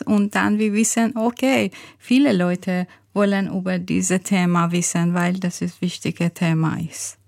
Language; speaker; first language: German; non-native, learner; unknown